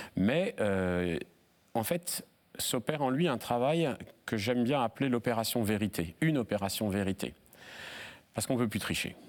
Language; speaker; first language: French; native; French